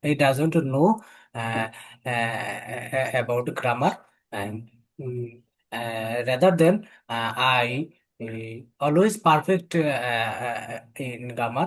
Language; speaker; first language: English; non-native, learner; Bangla